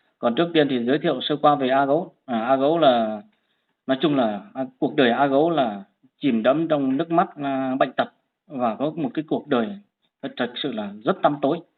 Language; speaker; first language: Vietnamese; non-native, local second language; Hmong